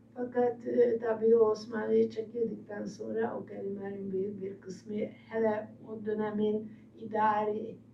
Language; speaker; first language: Turkish; non-native, fluent; Hungarian